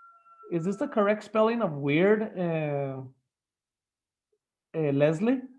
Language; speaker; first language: English; non-native, fluent; Spanish